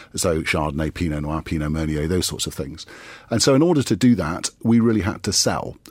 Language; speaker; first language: English; native; English